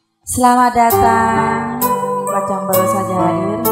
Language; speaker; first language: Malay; non-native, local second language; Javanese